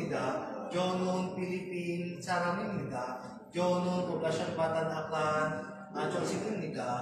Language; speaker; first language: Korean; non-native, learner; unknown